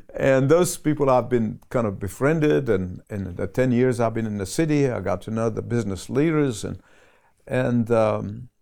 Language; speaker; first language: English; non-native, fluent; Arabic